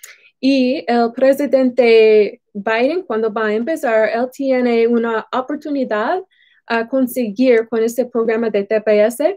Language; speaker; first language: Spanish; non-native, fluent; English